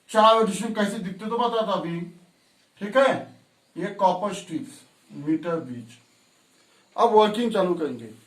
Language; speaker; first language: Hindi; non-native, local second language; Marathi